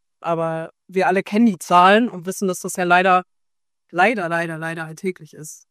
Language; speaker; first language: German; native; German